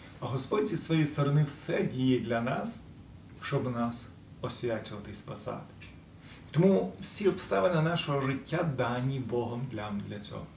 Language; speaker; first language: Ukrainian; native; Ukrainian